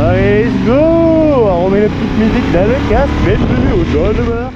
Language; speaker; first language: French; native; French